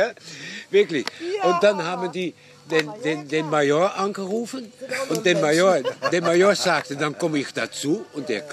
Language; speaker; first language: German; non-native, fluent; Dutch